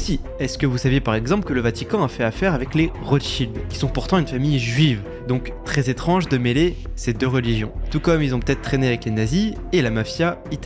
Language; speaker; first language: French; native; French